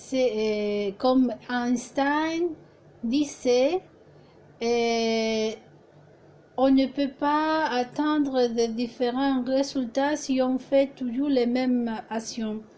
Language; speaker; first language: French; non-native, fluent; Spanish